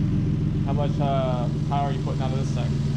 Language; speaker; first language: English; native; English